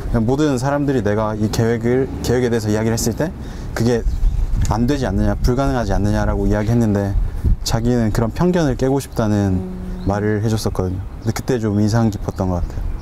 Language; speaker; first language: Korean; native; Korean